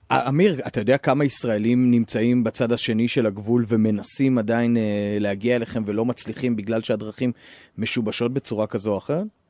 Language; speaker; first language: Hebrew; native; Hebrew